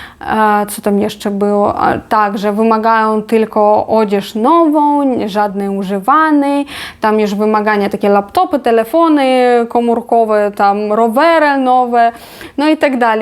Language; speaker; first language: Polish; non-native, fluent; Ukrainian